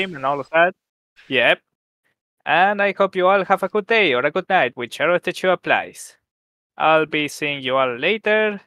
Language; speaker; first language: English; native; English